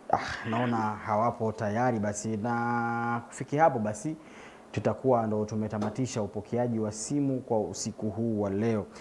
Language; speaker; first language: Swahili; native; Swahili